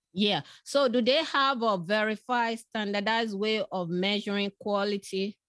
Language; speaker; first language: English; non-native, local second language; Yoruba